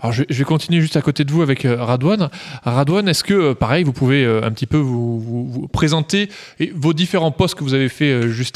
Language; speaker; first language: French; native; French